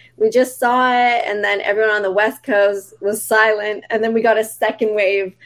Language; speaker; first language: English; native; English